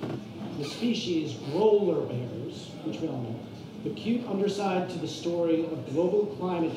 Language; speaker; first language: English; native; English